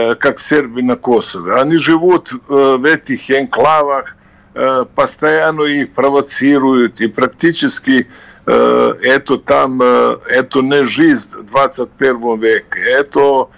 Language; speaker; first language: Russian; non-native, fluent; Serbian